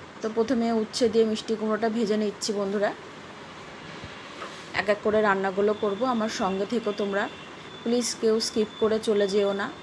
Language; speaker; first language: Bangla; native; Bangla